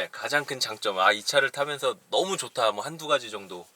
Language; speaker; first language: Korean; native; Korean